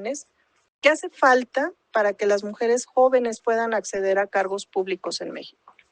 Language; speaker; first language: Spanish; native; Spanish